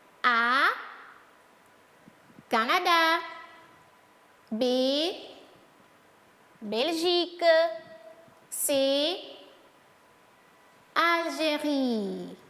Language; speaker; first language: French; non-native, fluent; Portuguese